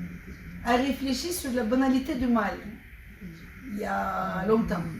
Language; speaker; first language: French; non-native, fluent; Turkish